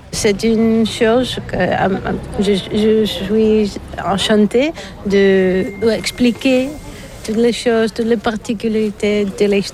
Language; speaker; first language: French; non-native, learner; Bulgarian